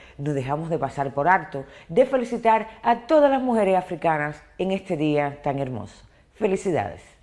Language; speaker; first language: Spanish; non-native, fluent; Portuguese